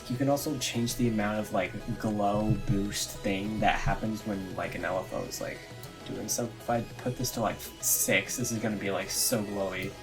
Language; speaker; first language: English; native; English